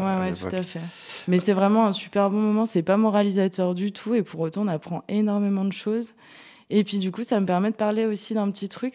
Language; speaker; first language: French; native; French